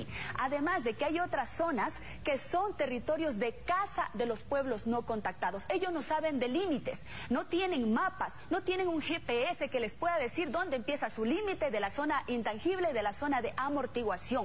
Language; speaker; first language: Spanish; native; Spanish